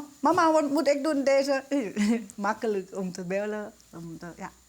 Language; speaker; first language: Dutch; non-native, learner; Thai